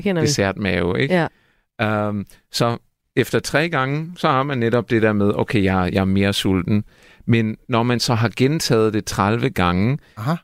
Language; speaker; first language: Danish; non-native, fluent; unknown